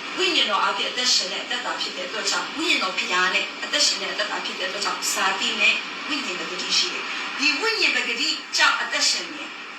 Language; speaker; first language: Burmese; non-native, local second language; Hakha Chin